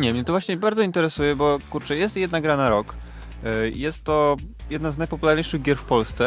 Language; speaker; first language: Polish; native; Polish